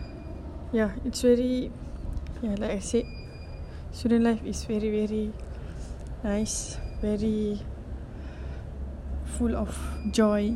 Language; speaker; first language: English; non-native, local second language; Malay